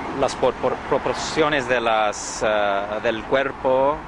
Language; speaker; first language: Spanish; early bilingual, heritage; English